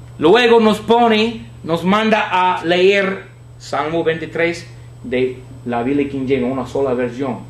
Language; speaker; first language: Spanish; non-native, fluent; English